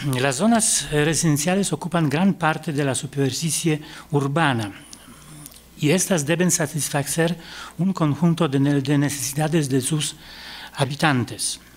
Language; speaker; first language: Spanish; non-native, fluent; Polish